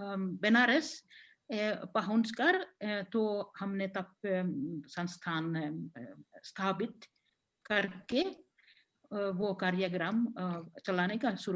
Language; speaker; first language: Hindi; non-native, fluent; Finnish